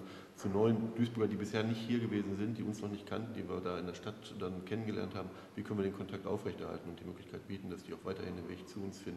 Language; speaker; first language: German; native; German